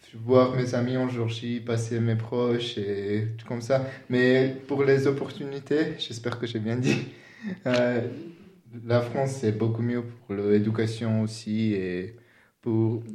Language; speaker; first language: French; non-native, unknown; Georgian